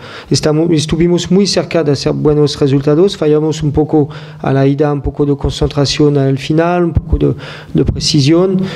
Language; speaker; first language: Spanish; non-native, fluent; French